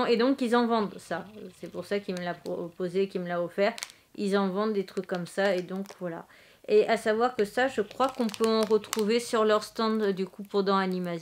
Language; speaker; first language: French; native; French